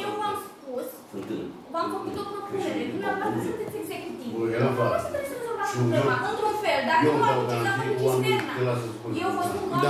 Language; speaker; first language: Romanian; native; Romanian